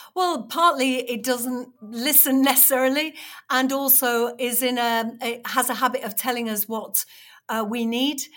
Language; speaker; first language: English; native; English